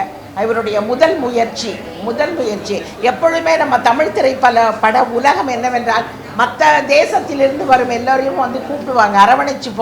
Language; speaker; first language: Tamil; native; Tamil